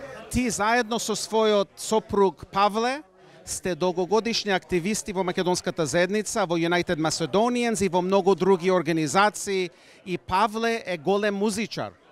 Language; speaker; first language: Macedonian; early bilingual, heritage; Macedonian